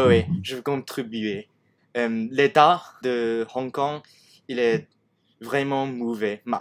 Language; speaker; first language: French; non-native, learner; Cantonese